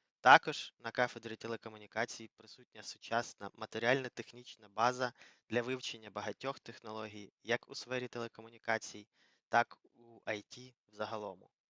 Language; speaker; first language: Ukrainian; native; Ukrainian